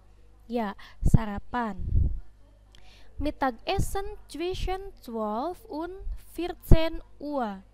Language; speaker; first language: German; non-native, fluent; Indonesian